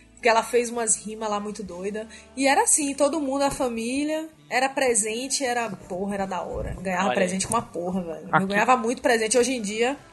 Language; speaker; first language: Portuguese; native; Portuguese